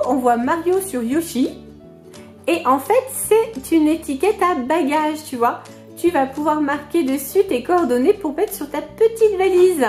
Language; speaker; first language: French; native; French